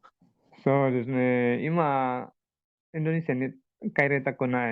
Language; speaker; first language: Japanese; non-native, learner; Indonesian